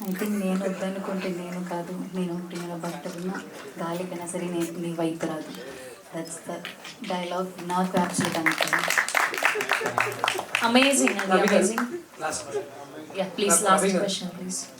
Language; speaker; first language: Telugu; non-native, learner; Malayalam